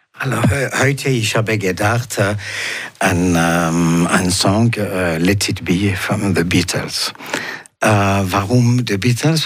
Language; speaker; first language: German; non-native, local second language; French